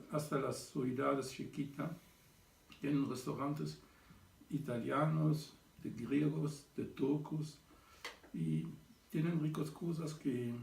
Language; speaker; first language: Spanish; non-native, fluent; German